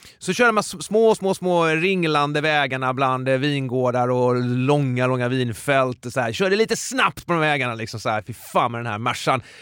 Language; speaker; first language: Swedish; native; Swedish